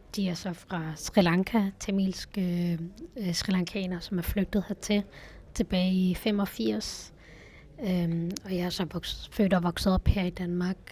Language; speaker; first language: Danish; early bilingual, other home language; Tamil